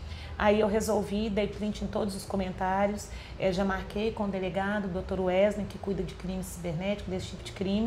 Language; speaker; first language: Portuguese; native; Portuguese